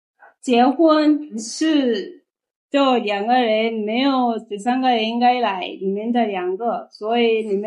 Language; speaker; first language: Chinese; non-native, learner; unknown